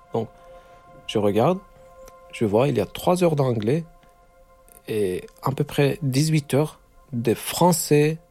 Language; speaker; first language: French; non-native, learner; Turkish